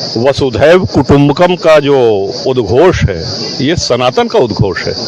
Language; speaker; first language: Hindi; native; Hindi